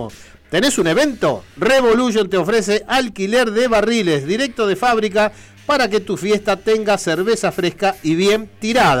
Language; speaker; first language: Spanish; native; Spanish